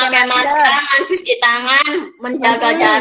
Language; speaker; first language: Indonesian; native; Indonesian